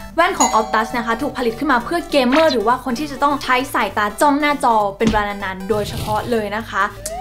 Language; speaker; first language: Thai; native; Thai